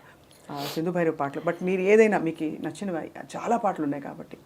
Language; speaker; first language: Telugu; native; Telugu